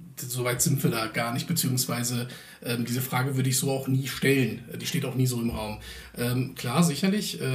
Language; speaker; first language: German; early bilingual, other home language; Turkish